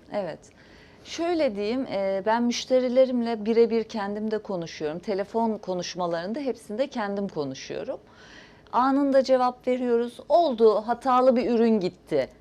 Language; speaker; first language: Turkish; native; Turkish